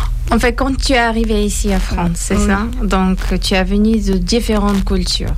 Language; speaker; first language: French; non-native, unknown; Persian